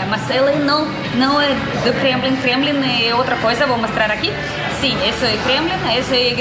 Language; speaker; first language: Portuguese; non-native, learner; Russian